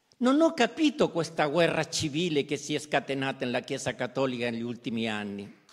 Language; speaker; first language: Italian; non-native, fluent; Spanish